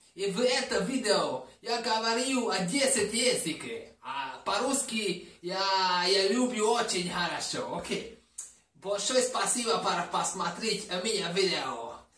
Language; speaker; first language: Russian; non-native, learner; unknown